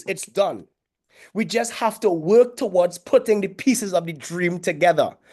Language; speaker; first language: English; native; English